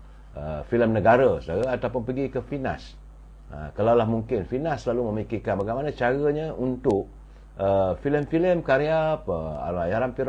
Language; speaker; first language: Malay; native; Malay